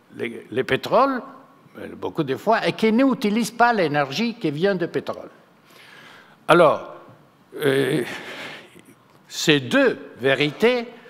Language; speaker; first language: French; non-native, fluent; Spanish